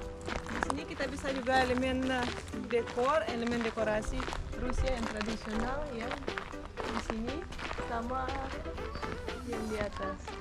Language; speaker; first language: Indonesian; non-native, fluent; Russian